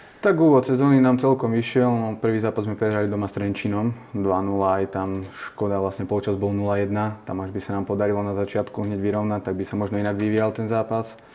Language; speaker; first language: Slovak; native; Slovak